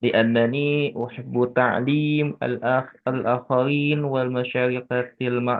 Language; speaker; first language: Arabic; non-native, learner; Indonesian